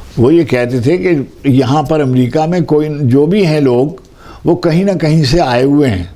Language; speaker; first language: Urdu; native; Urdu